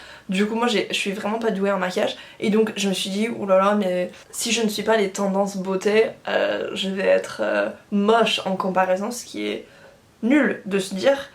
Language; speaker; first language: French; non-native, fluent; English